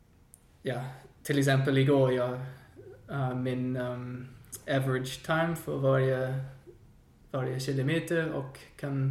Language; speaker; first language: Swedish; non-native, fluent; English